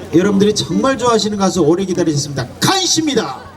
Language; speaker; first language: Korean; native; Korean